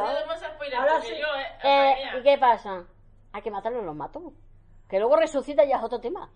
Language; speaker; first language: Spanish; native; Spanish